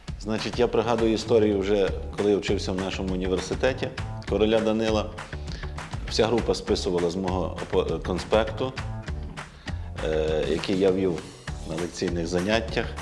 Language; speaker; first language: Ukrainian; native; Ukrainian